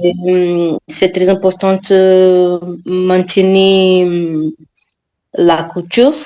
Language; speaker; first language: French; non-native, learner; Portuguese